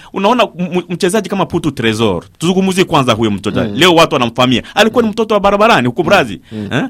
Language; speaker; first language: Swahili; native; Swahili